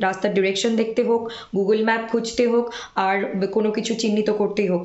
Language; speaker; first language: Bangla; native; Bangla